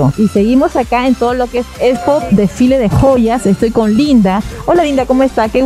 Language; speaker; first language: Spanish; native; Spanish